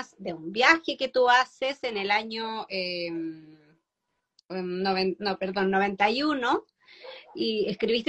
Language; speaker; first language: Spanish; native; Spanish